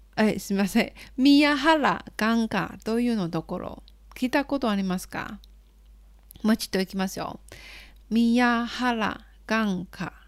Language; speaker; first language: Japanese; non-native, fluent; Chinese